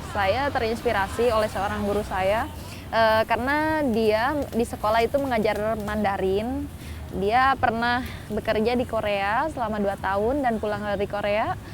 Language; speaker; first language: Indonesian; native; Indonesian